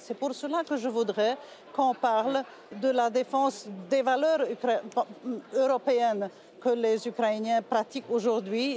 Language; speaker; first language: French; non-native, fluent; Polish